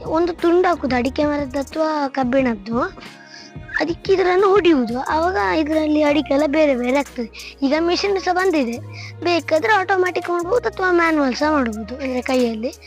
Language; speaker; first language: Kannada; non-native, local second language; Tulu